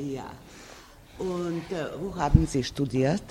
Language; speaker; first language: German; non-native, fluent; Serbian